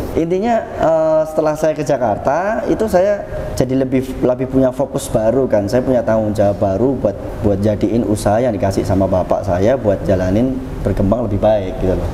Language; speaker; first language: Indonesian; non-native, local second language; Javanese